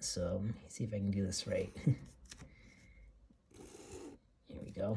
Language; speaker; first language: English; native; English